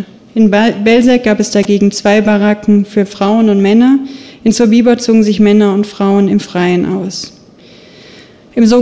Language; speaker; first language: German; native; German